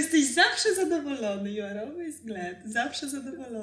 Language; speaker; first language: Polish; native; Polish